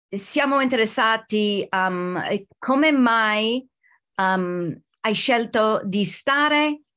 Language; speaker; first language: Italian; non-native, learner; English